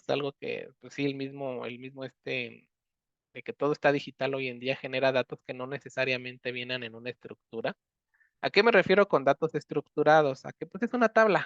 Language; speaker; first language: Spanish; native; Spanish